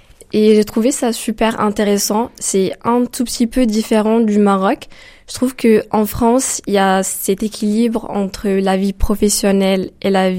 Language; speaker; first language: French; non-native, local second language; Arabic